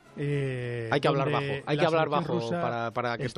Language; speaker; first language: Spanish; native; Spanish